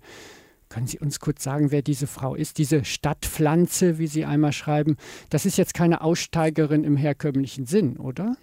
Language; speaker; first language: German; native; German